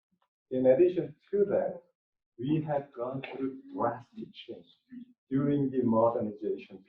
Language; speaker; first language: English; non-native, fluent; Korean